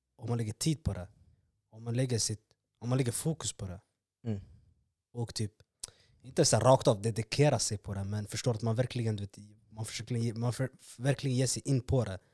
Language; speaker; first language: Swedish; early bilingual, other home language; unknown